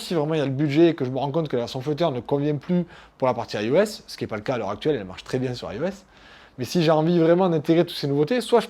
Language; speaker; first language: French; native; French